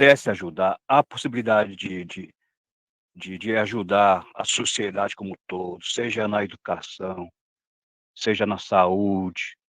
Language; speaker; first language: Portuguese; non-native, local second language; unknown